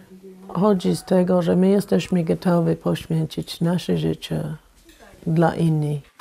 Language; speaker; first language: Polish; non-native, fluent; English